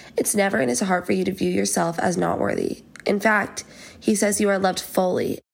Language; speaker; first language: English; native; English